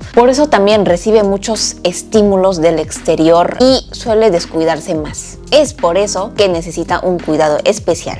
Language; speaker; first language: Spanish; non-native, fluent; Korean